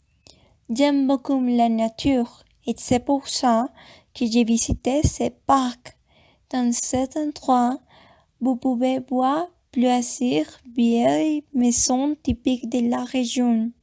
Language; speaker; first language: French; non-native, learner; Spanish